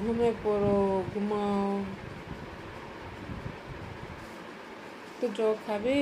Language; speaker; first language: Hindi; non-native, local second language; Bangla